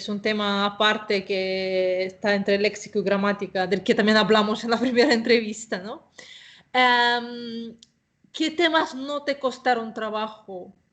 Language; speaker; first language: Spanish; non-native, fluent; Russian